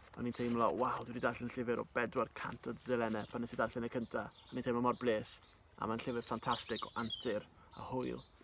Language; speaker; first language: Welsh; native; Welsh